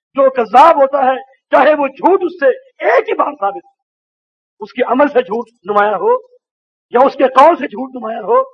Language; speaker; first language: Urdu; native; Urdu